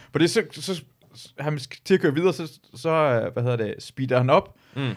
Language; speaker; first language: Danish; native; Danish